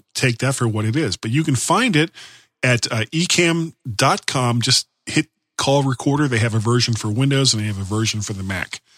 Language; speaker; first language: English; native; English